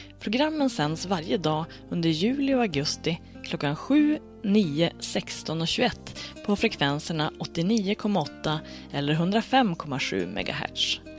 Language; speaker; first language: Swedish; native; Swedish